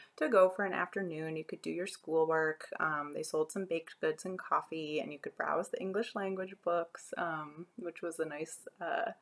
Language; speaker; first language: English; native; English